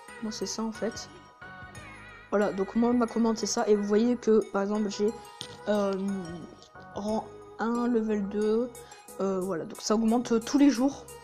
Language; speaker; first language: French; native; French